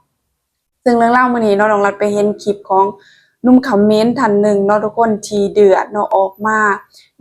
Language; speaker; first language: Thai; non-native, local second language; Lao